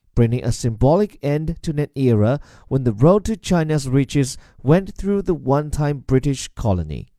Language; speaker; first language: English; non-native, fluent; Chinese